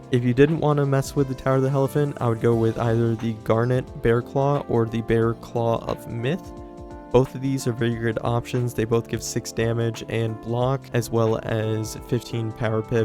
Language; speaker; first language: English; native; English